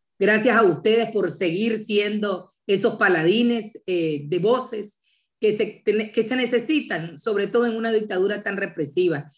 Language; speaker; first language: Spanish; native; Spanish